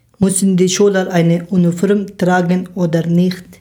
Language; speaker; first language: German; non-native, learner; Persian